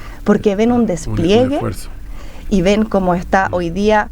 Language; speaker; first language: Spanish; native; Spanish